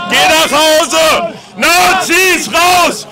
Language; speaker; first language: German; native; German